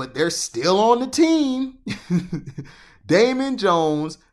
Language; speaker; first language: English; native; English